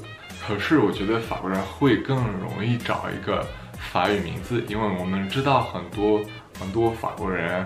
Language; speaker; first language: Chinese; non-native, fluent; French